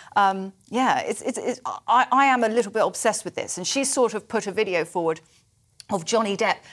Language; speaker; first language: English; native; English